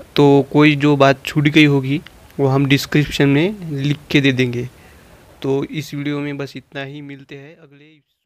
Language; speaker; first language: Hindi; non-native, local second language; Marathi